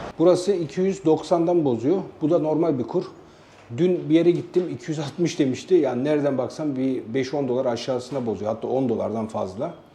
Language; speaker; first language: Turkish; native; Turkish